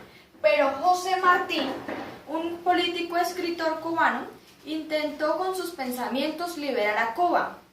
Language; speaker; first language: Spanish; native; Spanish